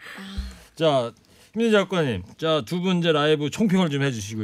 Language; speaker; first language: Korean; native; Korean